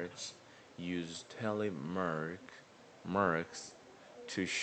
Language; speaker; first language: English; non-native, learner; Korean